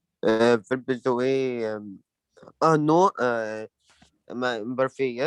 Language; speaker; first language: French; non-native, learner; Arabic